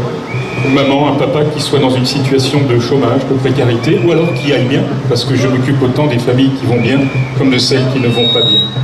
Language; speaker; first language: French; native; French